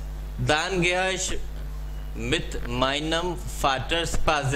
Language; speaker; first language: German; non-native, learner; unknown